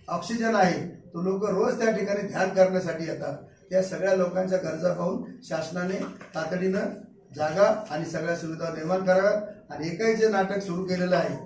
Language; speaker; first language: Marathi; native; Marathi